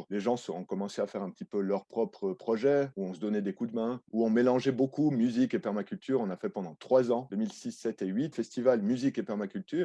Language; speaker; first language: French; native; French